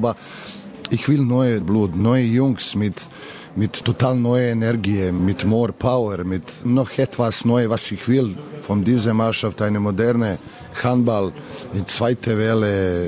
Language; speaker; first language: German; non-native, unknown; Serbian